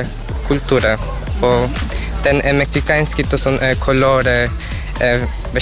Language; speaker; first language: Polish; non-native, learner; Spanish